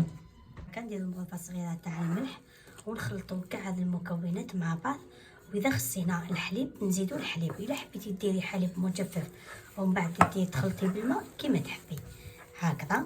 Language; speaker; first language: Arabic; native; Arabic